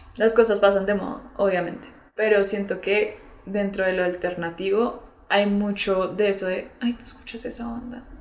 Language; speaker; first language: Spanish; early bilingual, other home language; English